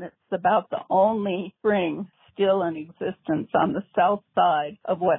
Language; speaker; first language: English; native; English